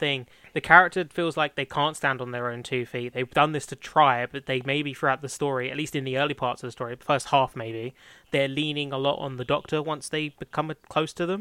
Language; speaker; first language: English; native; English